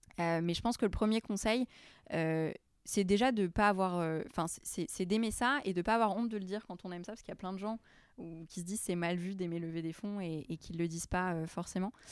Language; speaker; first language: French; early bilingual, other home language; Arabic